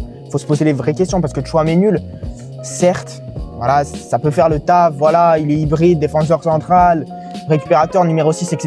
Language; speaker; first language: French; native; French